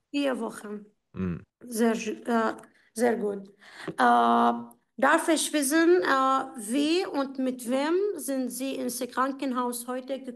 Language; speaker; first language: German; non-native, fluent; Arabic